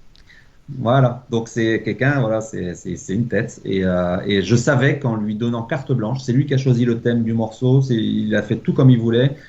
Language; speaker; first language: French; native; French